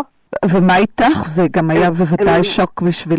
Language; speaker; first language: Hebrew; native; Hebrew